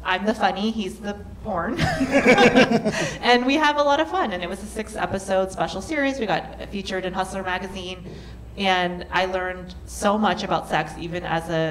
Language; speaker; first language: English; native; English